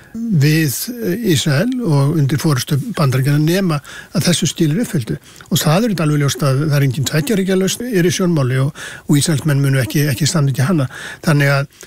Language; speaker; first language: Icelandic; native; Icelandic